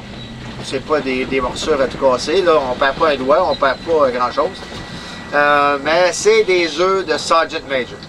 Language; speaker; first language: French; native; French